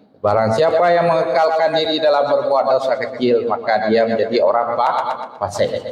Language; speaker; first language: Malay; non-native, local second language; Achinese